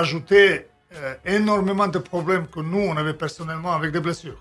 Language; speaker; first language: French; non-native, fluent; Serbian